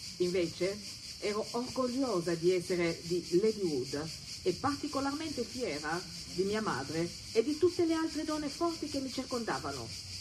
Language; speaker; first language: Italian; non-native, fluent; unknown